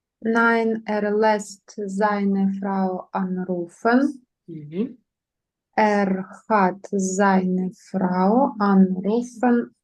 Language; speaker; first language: German; non-native, learner; Ukrainian